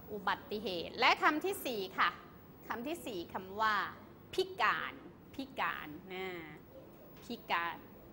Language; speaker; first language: Thai; native; Thai